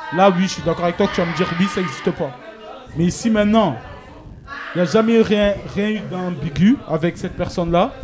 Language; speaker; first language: French; native; French